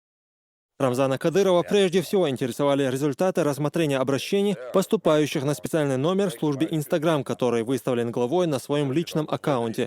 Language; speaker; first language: Russian; native; Russian